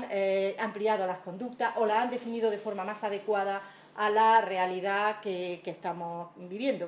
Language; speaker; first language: Spanish; native; Spanish